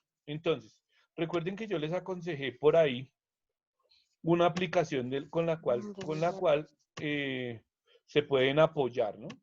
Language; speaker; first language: Spanish; native; Spanish